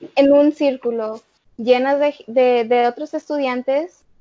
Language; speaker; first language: Spanish; early bilingual, heritage; Spanish